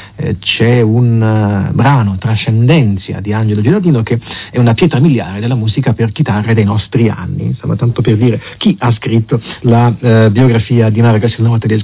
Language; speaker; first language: Italian; native; Italian